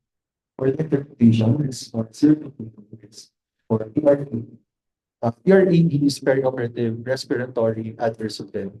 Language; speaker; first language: English; non-native, local second language; Filipino